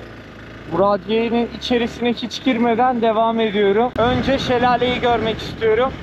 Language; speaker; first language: Turkish; native; Turkish